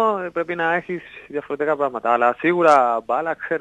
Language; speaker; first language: Greek; non-native, learner; Spanish